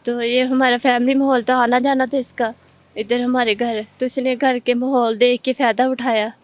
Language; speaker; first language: Urdu; non-native, local second language; Punjabi